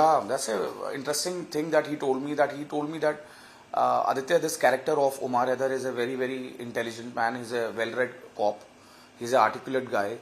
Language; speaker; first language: English; non-native, local second language; Hindi